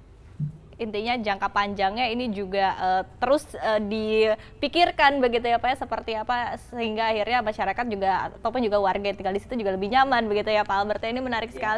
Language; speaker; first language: Indonesian; native; Indonesian